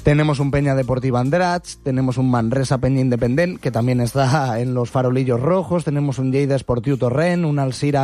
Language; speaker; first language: Spanish; native; Spanish